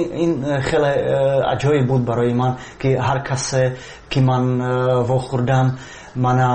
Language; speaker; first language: Persian; non-native, fluent; Czech